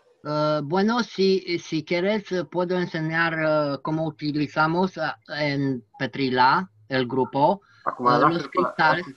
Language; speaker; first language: Spanish; non-native, learner; French